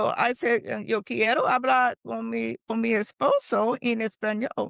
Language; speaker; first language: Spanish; non-native, learner; English